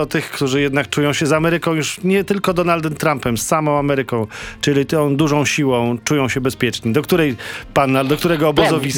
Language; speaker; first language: Polish; native; Polish